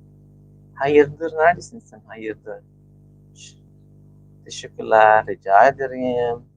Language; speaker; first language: Turkish; non-native, learner; Filipino